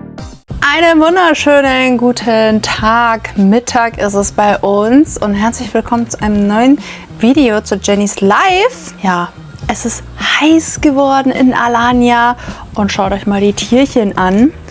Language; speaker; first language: German; native; German